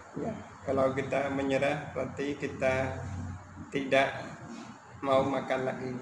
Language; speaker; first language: Indonesian; non-native, fluent; Khmer